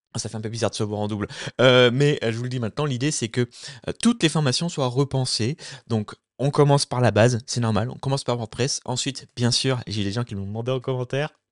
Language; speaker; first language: French; native; French